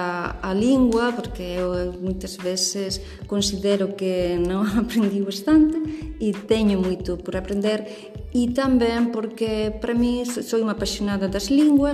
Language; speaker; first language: Portuguese; non-native, fluent; Spanish